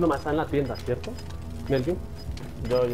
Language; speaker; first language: Spanish; native; Spanish